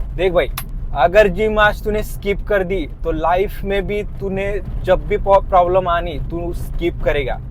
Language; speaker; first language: Hindi; non-native, local second language; Marathi